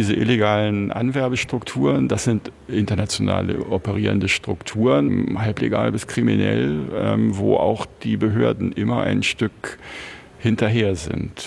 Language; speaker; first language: German; native; German